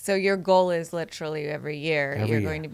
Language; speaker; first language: English; native; English